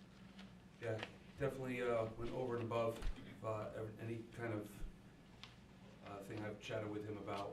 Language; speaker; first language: English; native; English